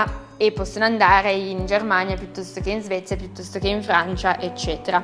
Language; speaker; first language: Italian; native; Italian